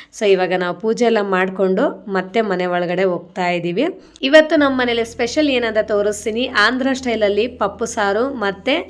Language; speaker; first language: Kannada; non-native, local second language; Telugu